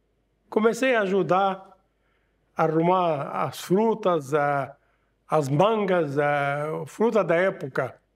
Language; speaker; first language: Portuguese; non-native, fluent; Arabic